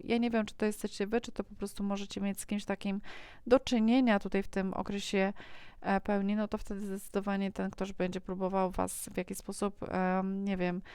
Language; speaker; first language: Polish; native; Polish